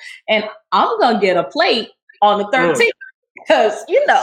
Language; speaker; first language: English; native; English